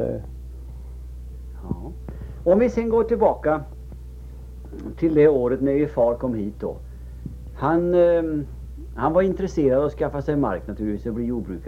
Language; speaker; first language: Swedish; native; Swedish